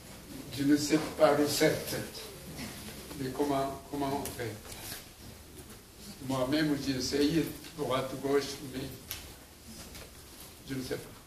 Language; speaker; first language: French; non-native, learner; Japanese